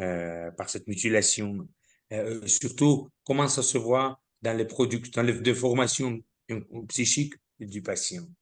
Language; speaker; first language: French; non-native, fluent; Georgian